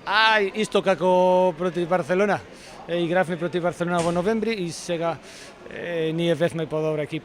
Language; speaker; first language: Macedonian; non-native, learner; Spanish